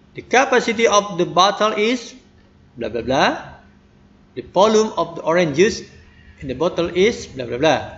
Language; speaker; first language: English; non-native, learner; Indonesian